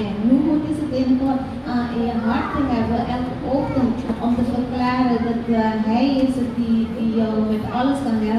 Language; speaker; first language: Dutch; non-native, fluent; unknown